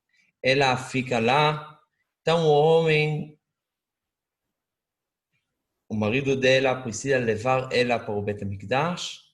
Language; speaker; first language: Portuguese; non-native, fluent; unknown